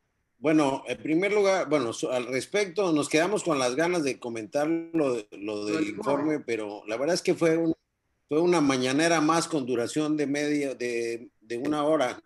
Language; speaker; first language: Spanish; native; Spanish